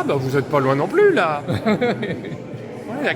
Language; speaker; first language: French; native; French